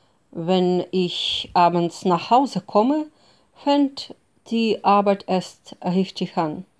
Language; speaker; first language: German; non-native, fluent; Russian